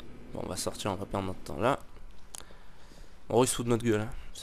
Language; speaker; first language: French; native; French